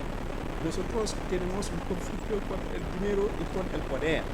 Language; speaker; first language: Spanish; non-native, fluent; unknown